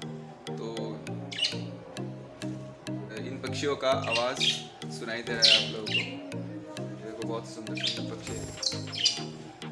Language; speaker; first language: Hindi; non-native, local second language; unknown